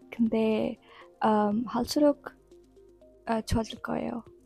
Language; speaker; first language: Korean; non-native, learner; Urdu